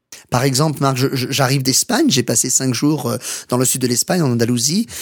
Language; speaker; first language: French; native; French